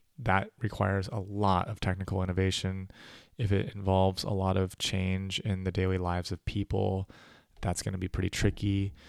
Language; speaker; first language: English; native; English